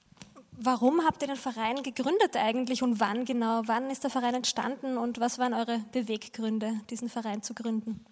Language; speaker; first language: German; native; German